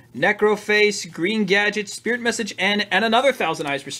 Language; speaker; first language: English; native; English